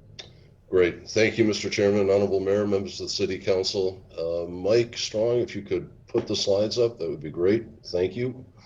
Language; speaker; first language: English; native; English